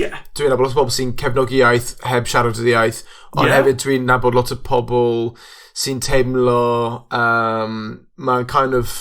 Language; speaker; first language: Welsh; non-native, local second language; English